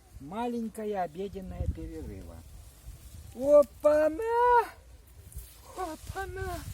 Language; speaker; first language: Russian; non-native, local second language; Ukrainian